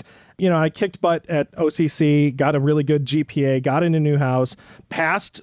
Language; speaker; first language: English; native; English